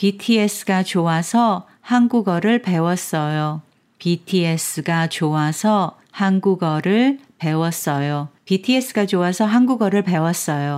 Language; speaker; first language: Korean; non-native, fluent; Chinese